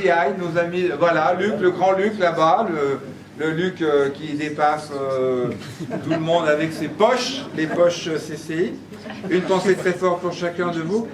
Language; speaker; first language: French; native; French